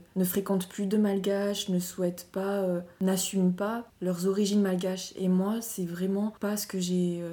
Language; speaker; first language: French; non-native, local second language; Malagasy